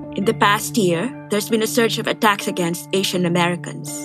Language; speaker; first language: English; non-native, local second language; Filipino